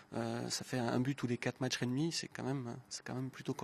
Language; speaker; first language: French; native; French